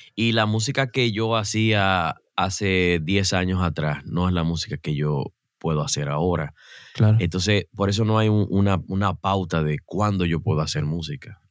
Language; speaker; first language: Spanish; native; Spanish